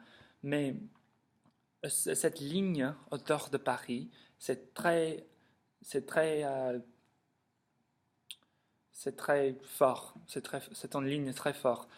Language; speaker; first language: French; non-native, learner; English